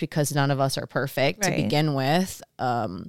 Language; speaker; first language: English; non-native, fluent; Samoan